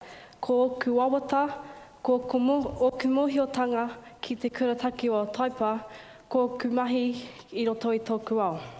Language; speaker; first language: Māori; non-native, learner; English